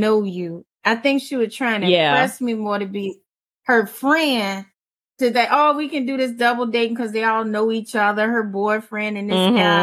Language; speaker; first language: English; native; English